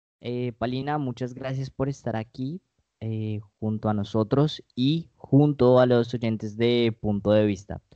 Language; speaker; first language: Spanish; native; Spanish